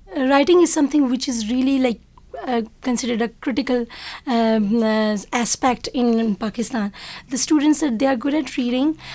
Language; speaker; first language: English; non-native, local second language; Urdu